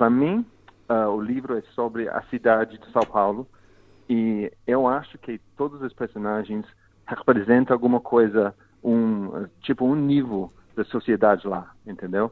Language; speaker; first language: Portuguese; non-native, fluent; English